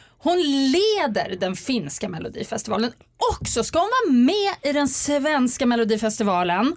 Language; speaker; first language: Swedish; native; Swedish